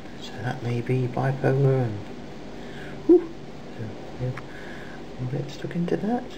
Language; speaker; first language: English; native; English